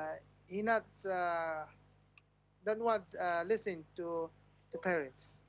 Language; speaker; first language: English; non-native, learner; Malay